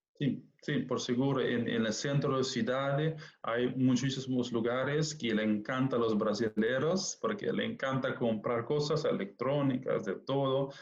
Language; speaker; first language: Spanish; non-native, fluent; Papiamento